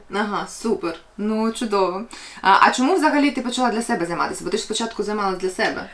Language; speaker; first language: Ukrainian; native; Ukrainian